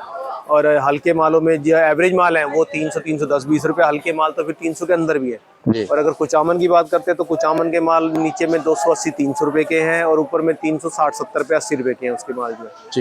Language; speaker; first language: Hindi; native; Hindi